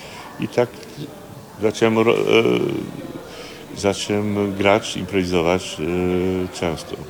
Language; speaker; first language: Polish; early bilingual, heritage; Polish